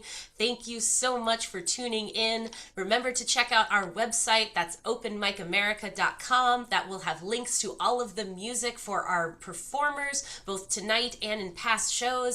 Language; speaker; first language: English; native; English